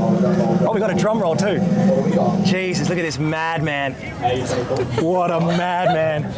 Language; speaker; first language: English; native; English